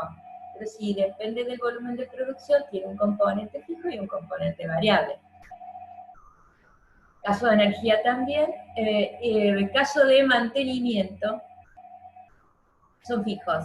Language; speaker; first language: Spanish; native; Spanish